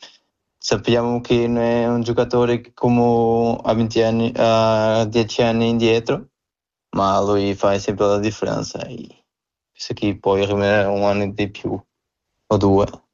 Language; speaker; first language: Italian; non-native, fluent; Portuguese